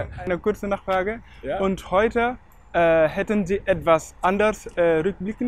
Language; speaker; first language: German; non-native, fluent; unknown